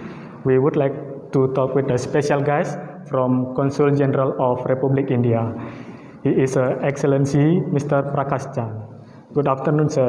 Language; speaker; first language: English; non-native, learner; Indonesian